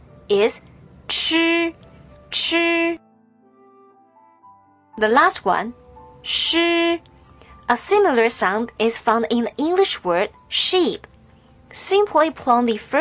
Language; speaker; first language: English; non-native, fluent; Chinese